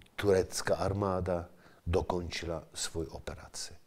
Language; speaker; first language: Czech; non-native, fluent; Kurdish